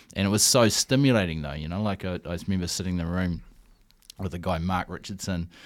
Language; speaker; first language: English; native; English